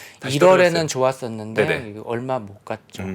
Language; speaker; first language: Korean; native; Korean